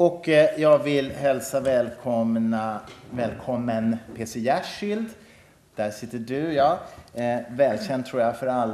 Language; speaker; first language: Swedish; native; Swedish